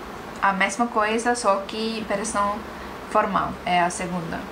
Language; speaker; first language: Portuguese; non-native, fluent; Estonian